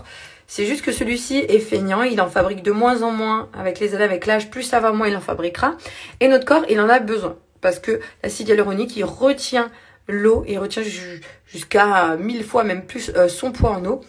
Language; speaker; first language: French; native; French